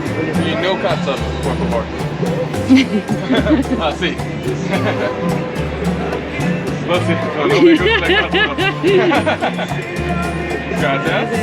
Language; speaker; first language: Spanish; non-native, learner; English